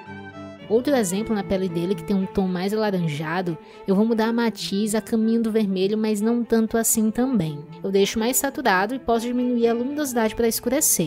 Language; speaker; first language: Portuguese; native; Portuguese